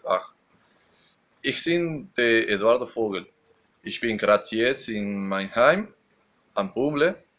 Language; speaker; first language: German; early bilingual, heritage; Spanish